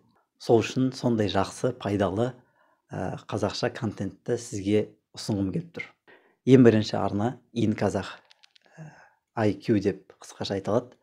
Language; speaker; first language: Kazakh; native; Kazakh